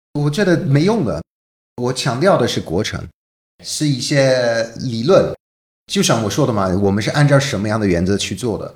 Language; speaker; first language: Chinese; non-native, fluent; English